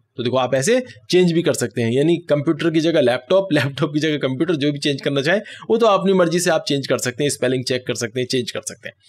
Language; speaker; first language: Hindi; native; Hindi